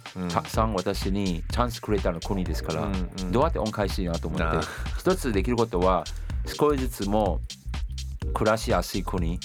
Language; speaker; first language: Japanese; non-native, fluent; Chinese